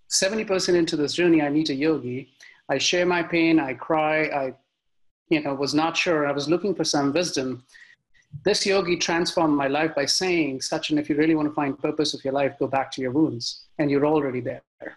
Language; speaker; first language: English; non-native, local second language; Hindi